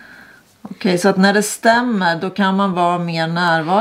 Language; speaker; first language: Swedish; native; Swedish